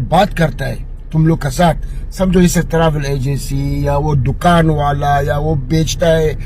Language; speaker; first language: Hindi; non-native, fluent; Arabic